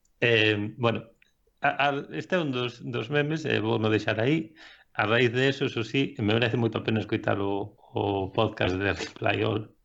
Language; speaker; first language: Galician; non-native, local second language; Spanish